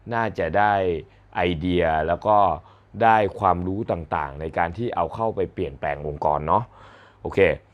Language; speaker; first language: Thai; native; Thai